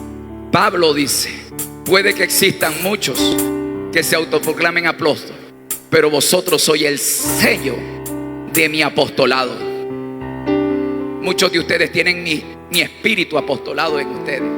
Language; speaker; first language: Spanish; native; Spanish